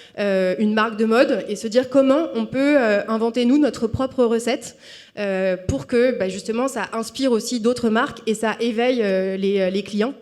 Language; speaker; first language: French; native; French